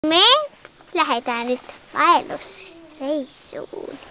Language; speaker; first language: Finnish; early bilingual, heritage; Finnish